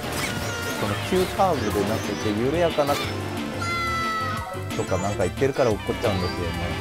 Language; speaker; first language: Japanese; native; Japanese